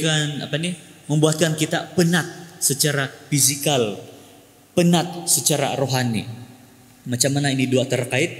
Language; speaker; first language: Malay; native; Malay